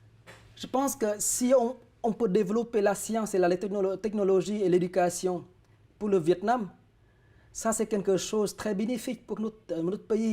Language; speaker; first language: French; non-native, fluent; Vietnamese